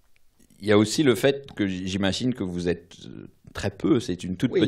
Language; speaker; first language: French; native; French